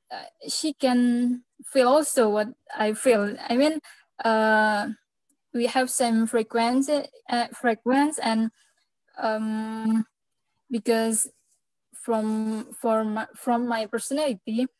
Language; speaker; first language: English; non-native, learner; Indonesian